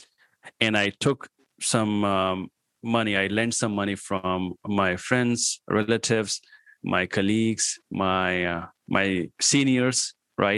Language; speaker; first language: English; non-native, local second language; Hindi